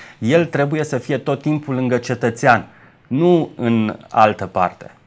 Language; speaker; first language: Romanian; native; Romanian